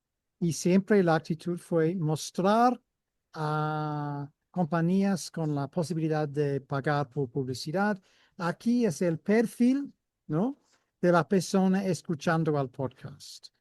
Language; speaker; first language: Spanish; non-native, fluent; English